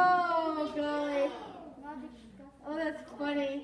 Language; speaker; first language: English; native; English